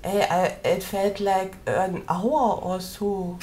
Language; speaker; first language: English; non-native, learner; German